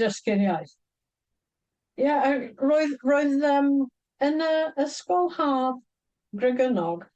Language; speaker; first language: Welsh; non-native, fluent; English